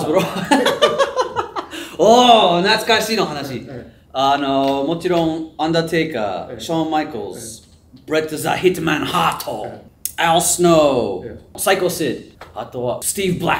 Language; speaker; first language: Japanese; non-native, learner; English